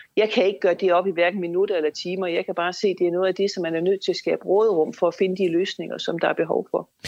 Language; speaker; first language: Danish; native; Danish